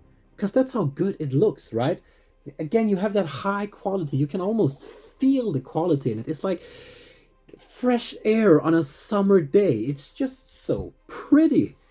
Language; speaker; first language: English; non-native, fluent; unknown